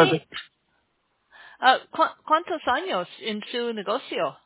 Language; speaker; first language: Spanish; non-native, learner; English